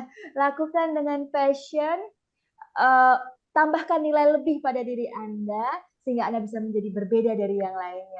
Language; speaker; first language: Indonesian; native; Indonesian